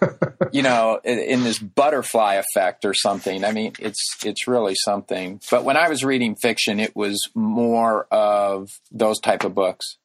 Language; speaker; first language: English; native; English